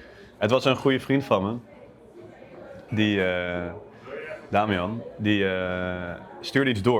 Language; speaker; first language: Dutch; native; Dutch